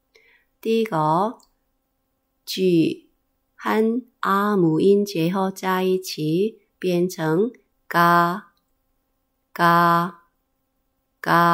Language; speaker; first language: Chinese; non-native, fluent; Korean